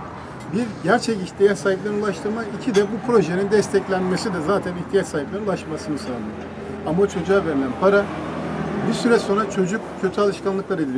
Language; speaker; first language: Turkish; native; Turkish